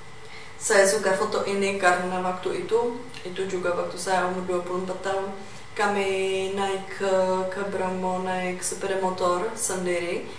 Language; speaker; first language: Indonesian; non-native, fluent; Czech